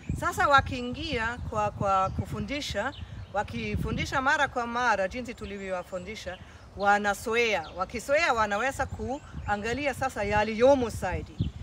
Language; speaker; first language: Swahili; non-native, fluent; German